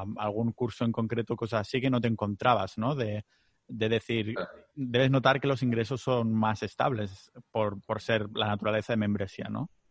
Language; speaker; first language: Spanish; non-native, local second language; Catalan